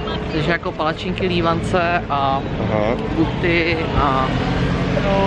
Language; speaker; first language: Czech; native; Czech